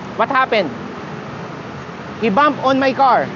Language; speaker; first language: English; non-native, local second language; Filipino